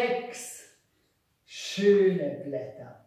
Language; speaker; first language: German; non-native, fluent; Hungarian